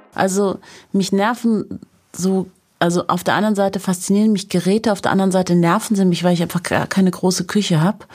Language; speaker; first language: German; native; German